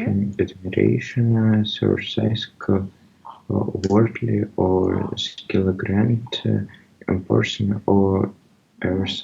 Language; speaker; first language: English; non-native, learner; Russian